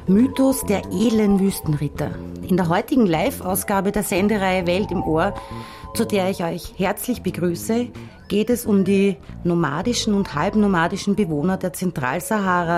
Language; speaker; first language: German; native; German